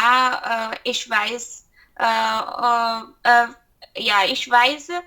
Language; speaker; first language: German; non-native, learner; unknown